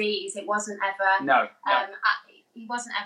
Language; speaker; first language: English; native; English